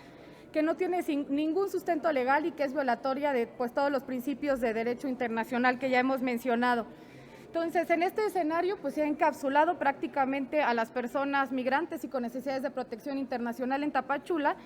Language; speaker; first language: Spanish; native; Spanish